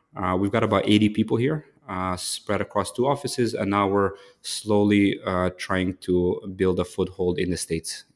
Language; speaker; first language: English; early bilingual, other home language; Ukrainian